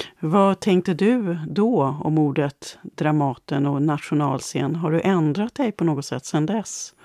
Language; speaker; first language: Swedish; native; Swedish